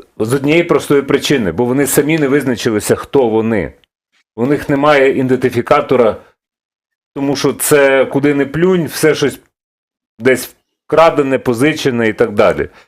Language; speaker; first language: Ukrainian; non-native, local second language; Russian